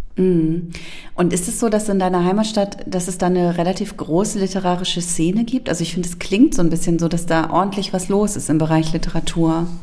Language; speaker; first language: German; native; German